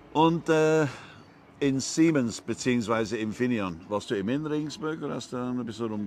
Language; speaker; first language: German; non-native, learner; English